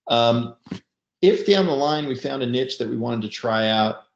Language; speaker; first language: English; native; English